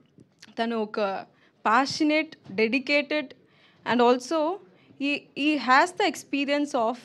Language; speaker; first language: Telugu; non-native, learner; Tamil